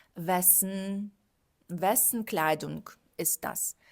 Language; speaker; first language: German; non-native, fluent; Ukrainian